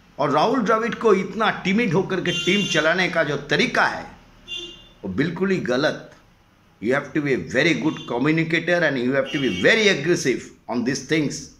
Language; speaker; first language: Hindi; non-native, local second language; Bangla